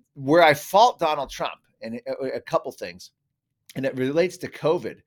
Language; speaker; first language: English; native; English